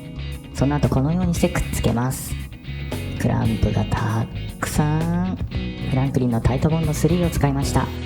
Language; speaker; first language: Japanese; native; Japanese